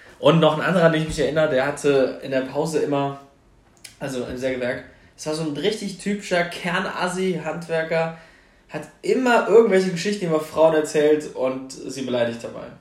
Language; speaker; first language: German; early bilingual, other home language; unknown